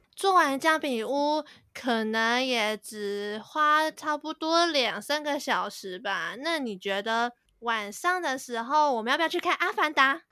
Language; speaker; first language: Chinese; native; Chinese